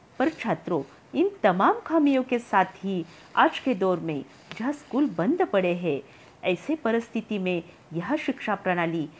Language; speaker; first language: Hindi; non-native, local second language; Marathi